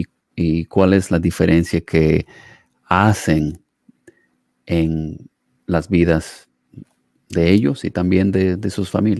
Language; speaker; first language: Spanish; non-native, fluent; English